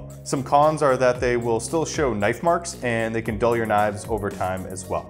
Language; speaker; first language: English; native; English